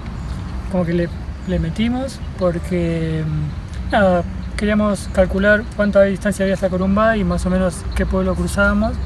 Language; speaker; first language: Spanish; native; Spanish